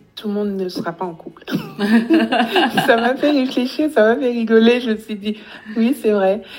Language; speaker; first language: French; native; French